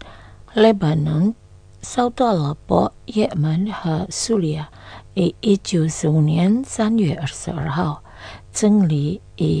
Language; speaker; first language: Chinese; non-native, learner; Indonesian